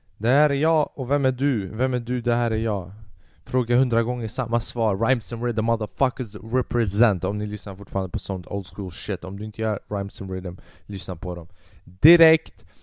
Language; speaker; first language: Swedish; early bilingual, other home language; Albanian